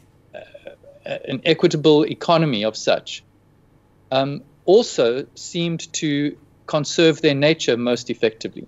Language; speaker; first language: English; native; English